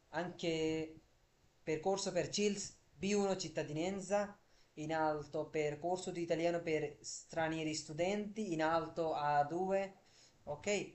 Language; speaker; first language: Italian; non-native, fluent; Bangla